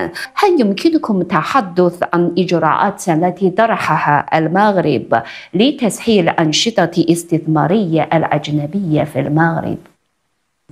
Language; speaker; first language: Arabic; non-native, fluent; Chinese